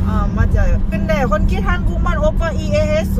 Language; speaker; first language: Korean; non-native, learner; Lao